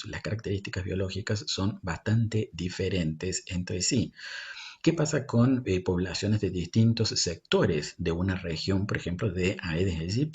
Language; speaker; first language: Spanish; native; Spanish